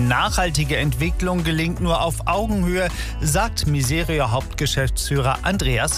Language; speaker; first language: German; native; German